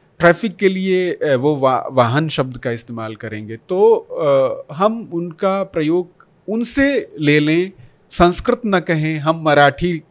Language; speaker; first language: Hindi; non-native, local second language; Bhojpuri